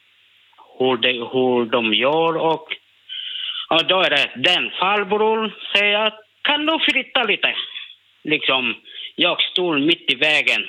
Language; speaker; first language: Swedish; non-native, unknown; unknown